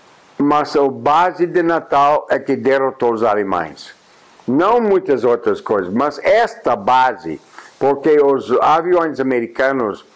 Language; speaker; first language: Portuguese; non-native, fluent; English